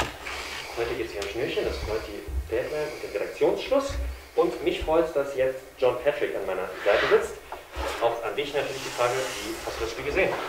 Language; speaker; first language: German; native; German